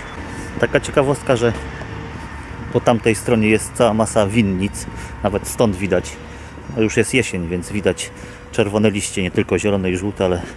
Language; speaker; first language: Polish; native; Polish